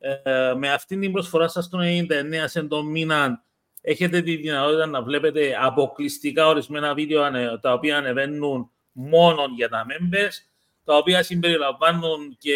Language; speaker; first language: Greek; native; Greek